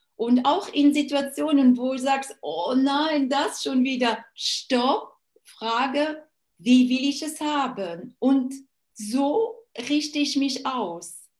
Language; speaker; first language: German; non-native, local second language; Luxembourgish